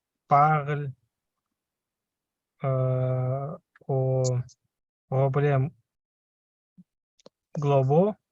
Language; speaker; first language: French; non-native, learner; Russian